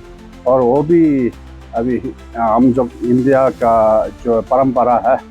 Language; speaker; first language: Hindi; non-native, local second language; Tibetan